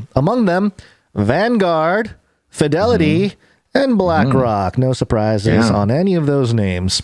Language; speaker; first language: English; native; English